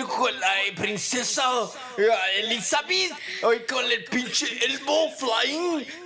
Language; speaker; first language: Spanish; non-native, learner; English